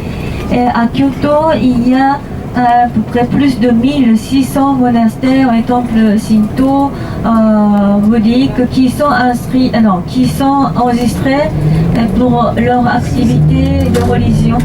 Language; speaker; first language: French; non-native, fluent; Japanese